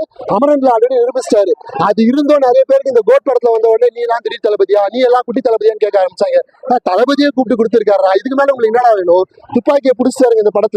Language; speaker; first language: Tamil; native; Tamil